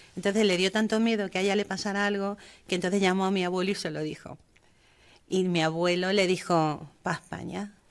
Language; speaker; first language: Spanish; early bilingual, heritage; German